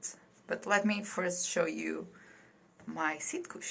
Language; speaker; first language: English; non-native, fluent; Portuguese